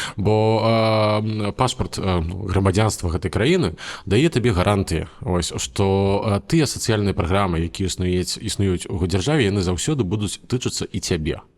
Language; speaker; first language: Belarusian; native; Belarusian